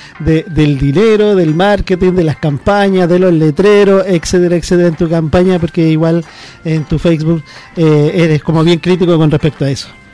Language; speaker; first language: Spanish; native; Spanish